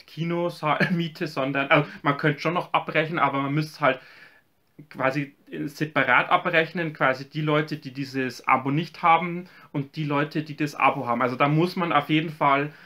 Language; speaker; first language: German; native; German